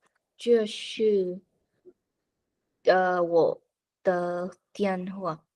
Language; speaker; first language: Chinese; non-native, learner; Vietnamese